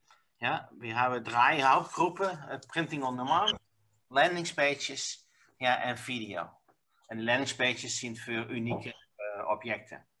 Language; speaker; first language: German; non-native, learner; Dutch